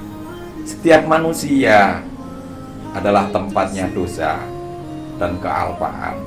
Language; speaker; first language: Indonesian; native; Indonesian